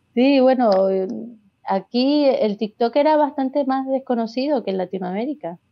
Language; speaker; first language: Spanish; native; Spanish